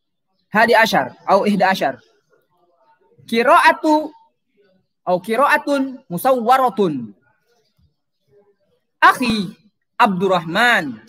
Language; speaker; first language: Arabic; non-native, fluent; Indonesian